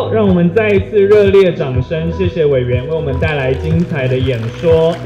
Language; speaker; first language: Chinese; native; Chinese